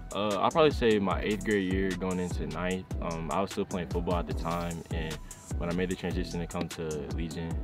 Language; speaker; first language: English; native; English